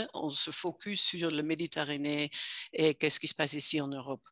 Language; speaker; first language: French; non-native, fluent; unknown